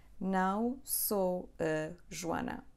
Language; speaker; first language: Portuguese; non-native, fluent; Serbian